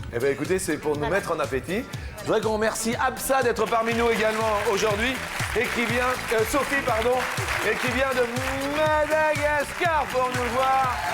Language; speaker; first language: French; native; French